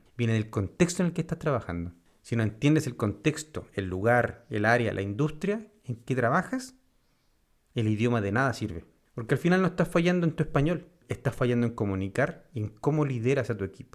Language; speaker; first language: Spanish; native; Spanish